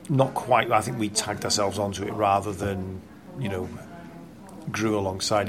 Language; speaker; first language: English; native; English